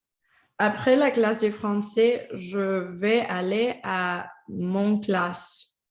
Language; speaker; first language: French; non-native, learner; Spanish